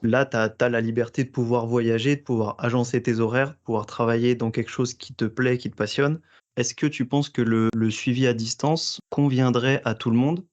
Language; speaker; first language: French; native; French